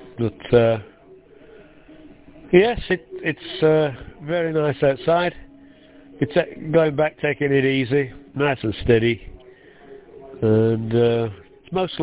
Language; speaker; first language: English; native; English